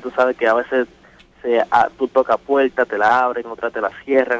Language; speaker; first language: Spanish; early bilingual, heritage; Spanish